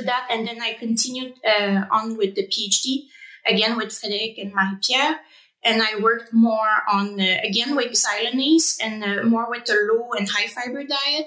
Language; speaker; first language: English; non-native, fluent; French